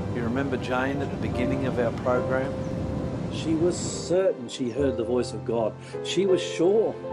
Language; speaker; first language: English; native; English